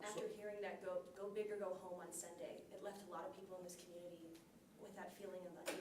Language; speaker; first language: English; native; English